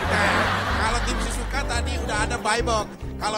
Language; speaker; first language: Indonesian; native; Indonesian